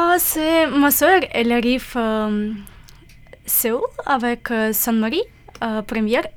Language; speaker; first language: French; non-native, learner; Ukrainian